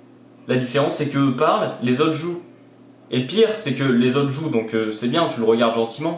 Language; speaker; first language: French; native; French